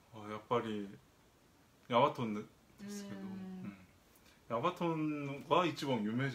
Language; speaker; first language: Japanese; non-native, fluent; Korean